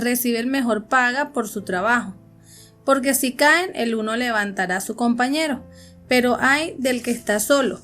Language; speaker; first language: Spanish; native; Spanish